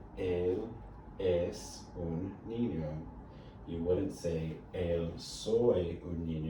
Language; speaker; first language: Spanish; non-native, learner; English